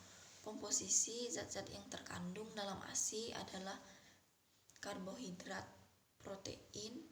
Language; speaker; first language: Indonesian; native; Indonesian